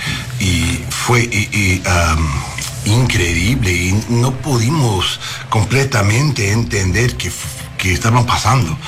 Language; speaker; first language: Spanish; non-native, learner; English